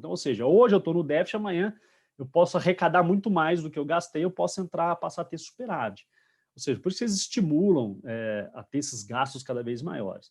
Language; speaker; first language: Portuguese; native; Portuguese